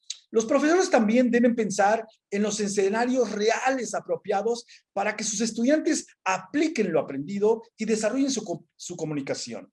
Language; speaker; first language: Spanish; native; Spanish